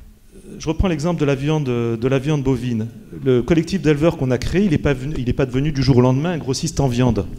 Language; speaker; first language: French; native; French